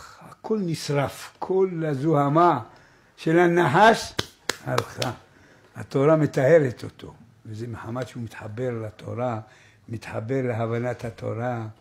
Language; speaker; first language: Hebrew; native; Hebrew